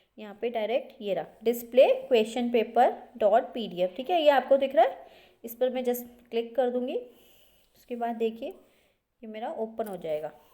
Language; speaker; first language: Hindi; native; Hindi